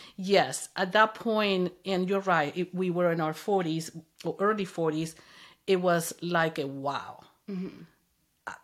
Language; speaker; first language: English; non-native, fluent; Spanish